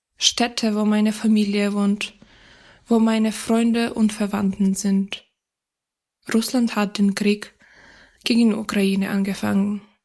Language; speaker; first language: German; non-native, fluent; Ukrainian